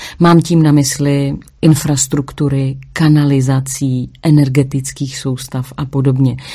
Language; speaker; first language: Czech; native; Czech